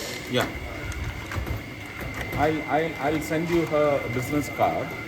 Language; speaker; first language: English; non-native, local second language; Malayalam